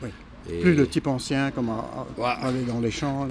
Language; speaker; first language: French; native; French